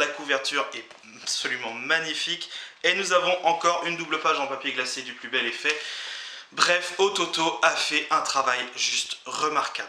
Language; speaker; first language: French; native; French